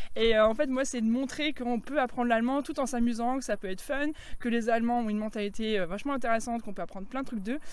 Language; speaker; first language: French; native; French